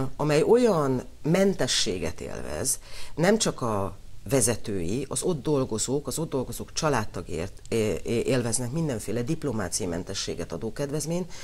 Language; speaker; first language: Hungarian; native; Hungarian